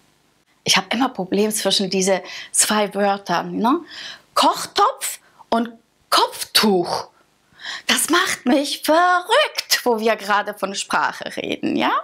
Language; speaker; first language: German; early bilingual, other home language; Persian